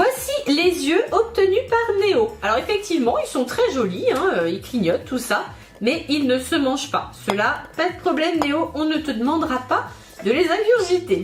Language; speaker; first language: French; native; French